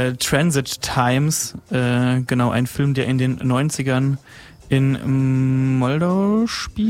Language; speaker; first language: German; native; German